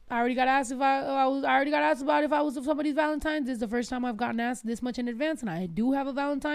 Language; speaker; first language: English; early bilingual, other home language; Spanish